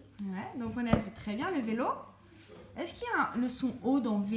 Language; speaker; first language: French; native; French